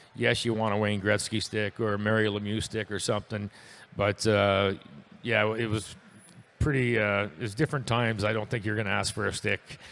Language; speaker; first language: English; native; English